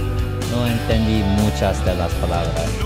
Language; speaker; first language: Spanish; non-native, learner; English